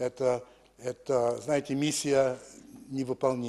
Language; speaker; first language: Russian; early bilingual, heritage; French